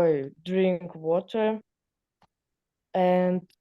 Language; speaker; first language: English; non-native, learner; Russian